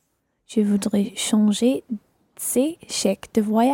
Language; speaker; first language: French; non-native, learner; English